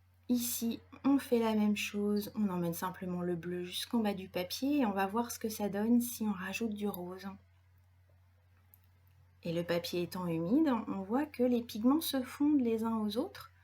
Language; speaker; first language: French; native; French